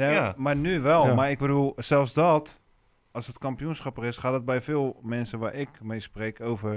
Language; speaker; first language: Dutch; native; Dutch